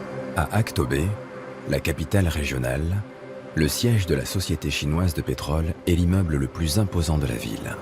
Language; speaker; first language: French; native; French